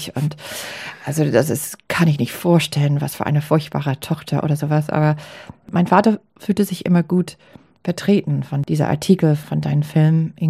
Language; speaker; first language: German; non-native, fluent; English